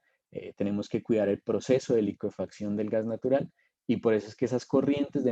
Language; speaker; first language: Spanish; native; Spanish